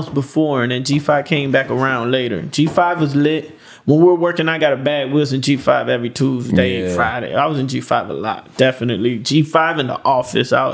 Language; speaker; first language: English; native; English